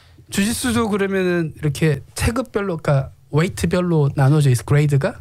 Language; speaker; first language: Korean; native; Korean